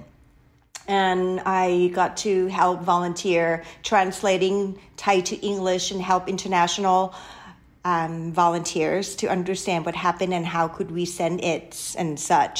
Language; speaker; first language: English; non-native, fluent; Thai